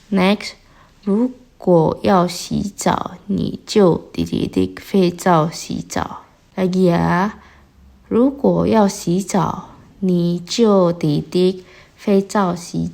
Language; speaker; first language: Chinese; non-native, fluent; Indonesian